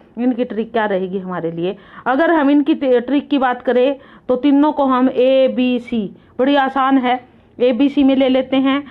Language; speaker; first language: Hindi; native; Hindi